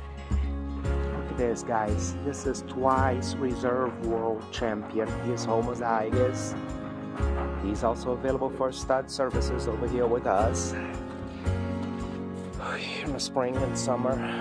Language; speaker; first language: English; non-native, fluent; Portuguese